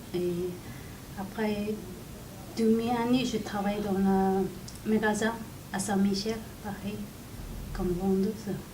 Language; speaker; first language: French; non-native, learner; Tibetan